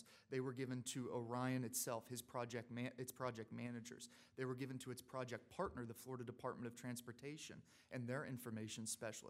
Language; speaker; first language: English; native; English